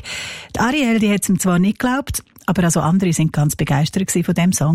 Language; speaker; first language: German; native; German